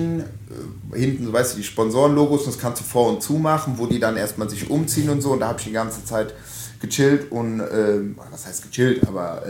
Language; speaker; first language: German; native; German